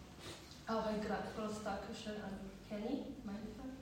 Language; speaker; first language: German; early bilingual, other home language; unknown